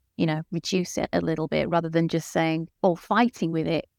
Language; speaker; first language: English; native; English